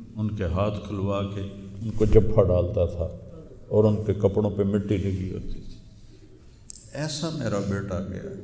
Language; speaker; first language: Urdu; non-native, local second language; Punjabi